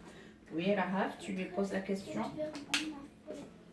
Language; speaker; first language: French; non-native, local second language; Arabic